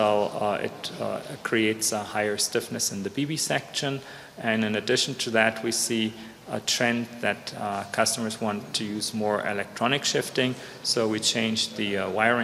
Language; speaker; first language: English; non-native, fluent; German